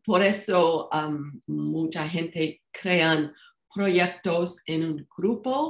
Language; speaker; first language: Spanish; non-native, fluent; English